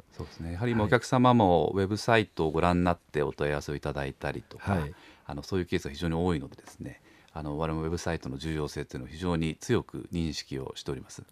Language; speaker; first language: Japanese; native; Japanese